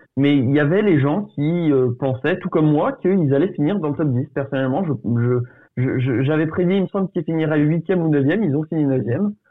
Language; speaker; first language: French; early bilingual, other home language; Portuguese